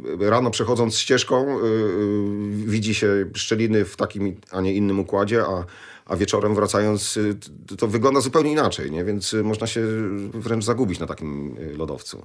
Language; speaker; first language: Polish; native; Polish